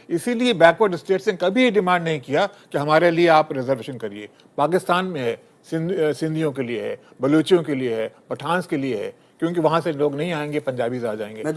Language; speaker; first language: Hindi; native; Hindi